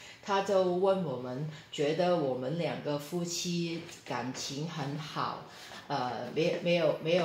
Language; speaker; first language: Chinese; non-native, local second language; Cantonese